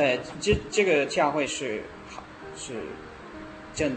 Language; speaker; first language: Chinese; non-native, learner; French